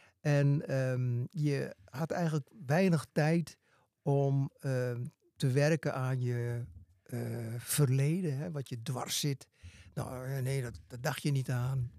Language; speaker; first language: Dutch; native; Dutch